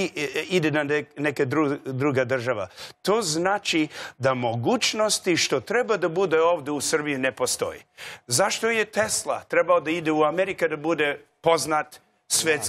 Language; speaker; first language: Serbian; non-native, learner; English